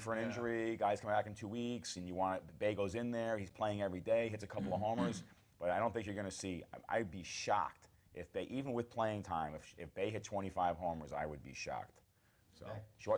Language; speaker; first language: English; native; English